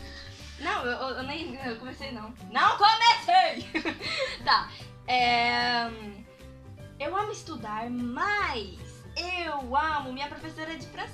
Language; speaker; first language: Portuguese; early bilingual, heritage; Portuguese